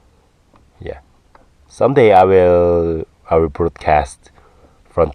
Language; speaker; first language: English; non-native, learner; Korean